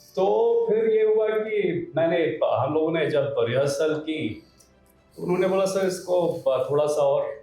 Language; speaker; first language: Hindi; non-native, local second language; Marathi